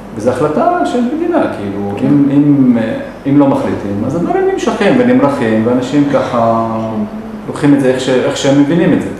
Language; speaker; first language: Hebrew; non-native, local second language; Arabic